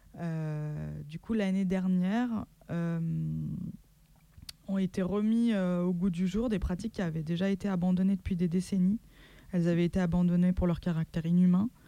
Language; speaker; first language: French; native; French